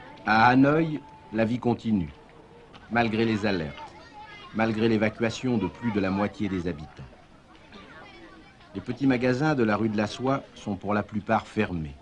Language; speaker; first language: French; native; French